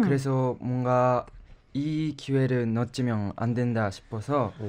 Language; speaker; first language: Korean; non-native, fluent; Japanese